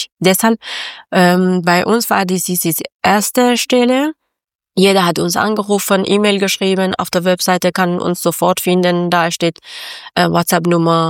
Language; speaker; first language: German; non-native, learner; Persian